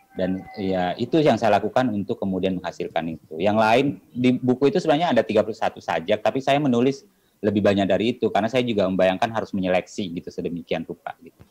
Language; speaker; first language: Indonesian; non-native, local second language; Buginese